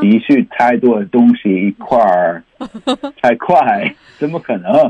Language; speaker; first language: Chinese; non-native, learner; English